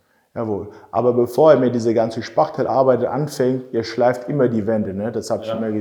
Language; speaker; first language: German; non-native, fluent; French